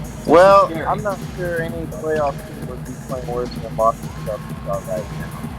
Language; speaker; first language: English; native; English